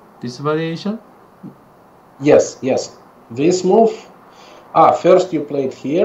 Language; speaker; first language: English; non-native, fluent; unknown